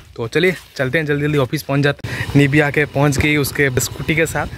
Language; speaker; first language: Hindi; non-native, local second language; Odia